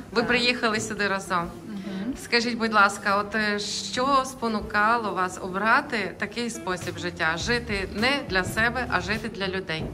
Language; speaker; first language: Ukrainian; native; Ukrainian